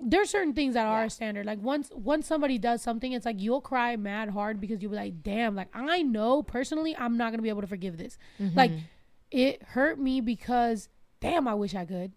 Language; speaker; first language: English; early bilingual, other home language; Spanish